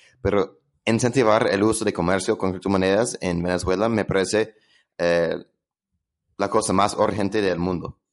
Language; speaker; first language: Spanish; non-native, fluent; English